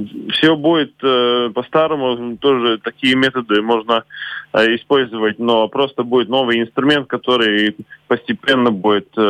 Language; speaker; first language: Russian; non-native, local second language; Latvian